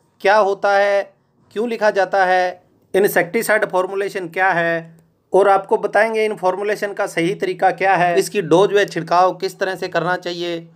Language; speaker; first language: Hindi; native; Hindi